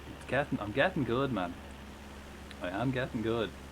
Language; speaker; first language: English; native; English